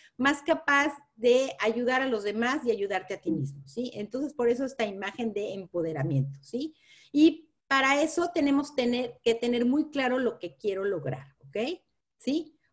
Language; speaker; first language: Spanish; native; Spanish